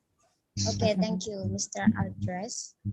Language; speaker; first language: English; non-native, learner; Indonesian